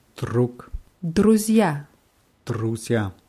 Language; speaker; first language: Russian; non-native, learner; German